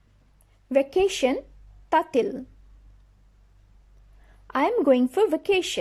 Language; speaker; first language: English; non-native, fluent; Bangla